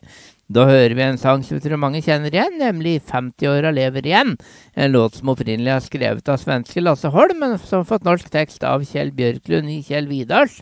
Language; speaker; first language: Norwegian; native; Norwegian